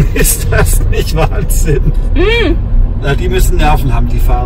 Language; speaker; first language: German; native; German